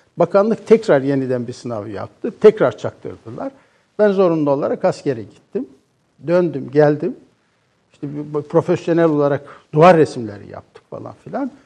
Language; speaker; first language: Turkish; native; Turkish